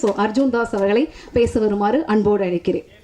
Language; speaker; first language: Tamil; native; Tamil